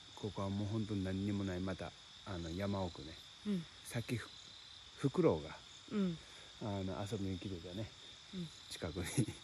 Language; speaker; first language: Japanese; native; Japanese